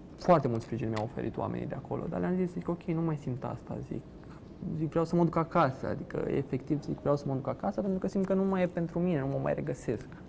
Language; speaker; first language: Romanian; native; Romanian